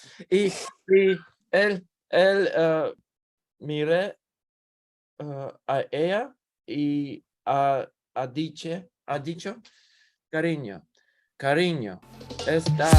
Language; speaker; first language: Spanish; non-native, learner; English